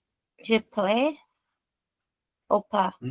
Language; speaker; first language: French; non-native, learner; Portuguese